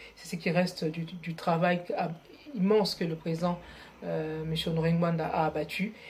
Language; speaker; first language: French; non-native, local second language; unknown